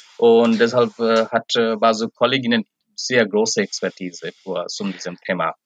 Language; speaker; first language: German; non-native, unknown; Bangla